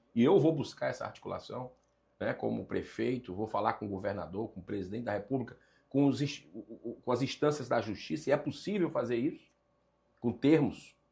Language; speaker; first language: Portuguese; native; Portuguese